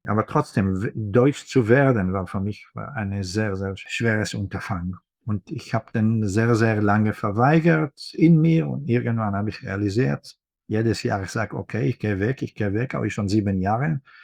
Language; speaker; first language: German; non-native, fluent; Hebrew